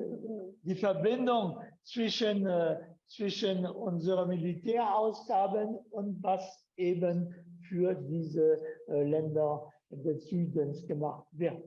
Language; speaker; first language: German; non-native, fluent; French